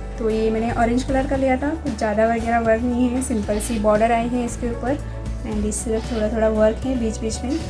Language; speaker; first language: Hindi; non-native, local second language; Kannada